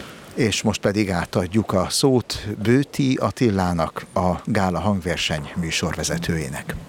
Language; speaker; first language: Hungarian; native; Hungarian